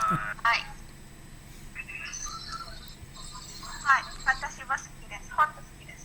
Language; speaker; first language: Japanese; non-native, learner; Indonesian